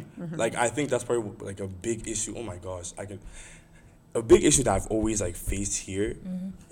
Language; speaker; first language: English; non-native, local second language; Igbo